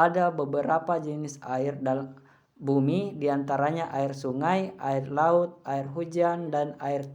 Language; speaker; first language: Indonesian; native; Indonesian